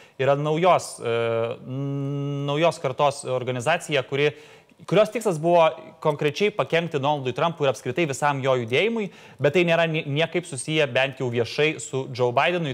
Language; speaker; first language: Lithuanian; native; Lithuanian